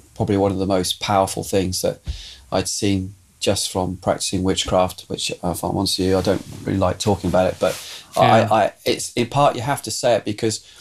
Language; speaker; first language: English; native; English